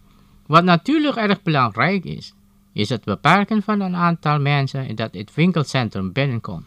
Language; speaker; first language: Dutch; non-native, fluent; Indonesian